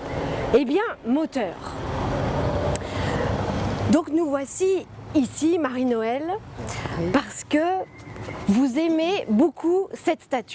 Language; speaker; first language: French; native; French